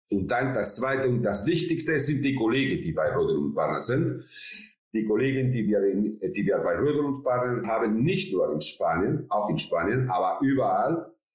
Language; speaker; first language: German; non-native, fluent; Spanish